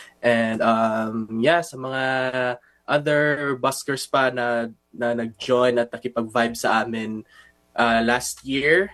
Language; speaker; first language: Filipino; non-native, local second language; Cebuano